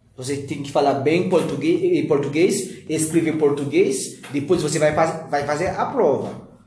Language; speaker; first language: Portuguese; non-native, learner; Haitian Creole